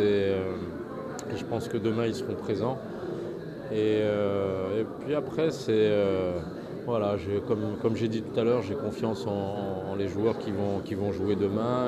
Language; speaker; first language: French; non-native, local second language; Arabic